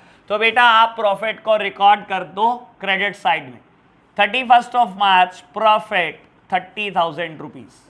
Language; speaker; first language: Hindi; native; Hindi